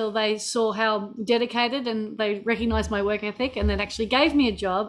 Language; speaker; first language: English; native; English